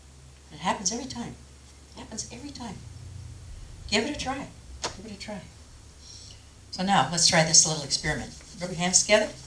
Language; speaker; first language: English; native; English